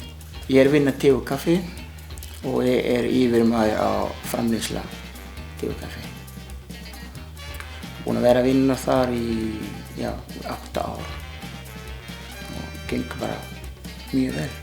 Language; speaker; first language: Icelandic; non-native, learner; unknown